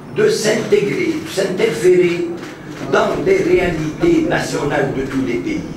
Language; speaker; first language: French; non-native, local second language; Arabic